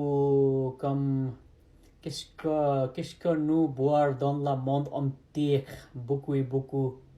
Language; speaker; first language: French; non-native, learner; Nepali